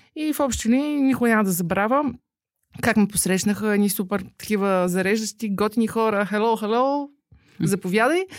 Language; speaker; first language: Bulgarian; native; Bulgarian